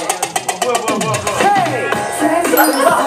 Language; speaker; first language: Korean; native; Korean